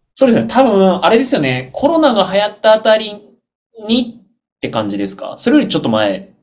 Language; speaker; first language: Japanese; native; Japanese